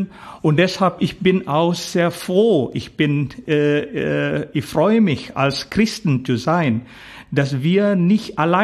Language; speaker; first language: German; non-native, fluent; Indonesian